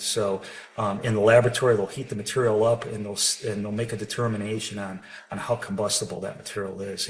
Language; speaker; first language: English; native; English